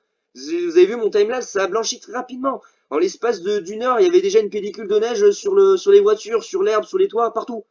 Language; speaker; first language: French; native; French